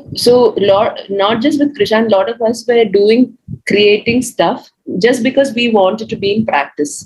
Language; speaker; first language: English; non-native, local second language; Malayalam